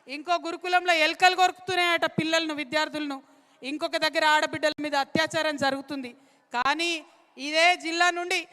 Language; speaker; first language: Telugu; native; Telugu